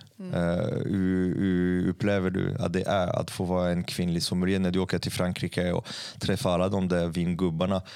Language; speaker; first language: Swedish; non-native, fluent; French